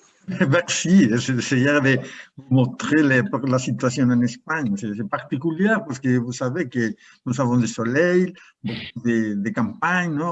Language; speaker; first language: French; non-native, learner; Spanish